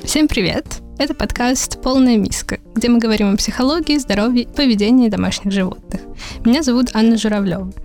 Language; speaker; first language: Russian; native; Russian